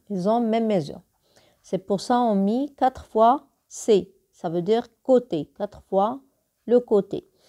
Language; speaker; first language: French; non-native, local second language; Arabic